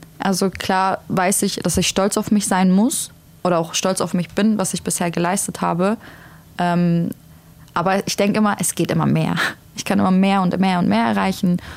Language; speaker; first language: German; early bilingual, other home language; Turkish